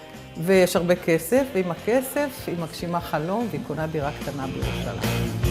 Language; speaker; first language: Hebrew; native; Hebrew